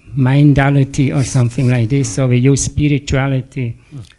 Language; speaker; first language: English; non-native, fluent; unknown